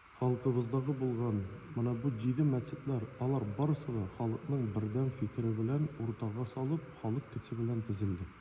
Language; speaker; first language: Tatar; native; Tatar